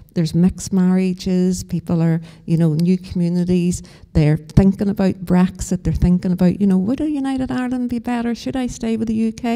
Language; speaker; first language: English; native; English